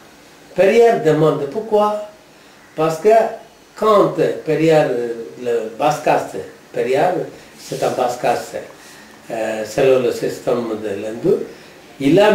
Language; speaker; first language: French; non-native, learner; Tamil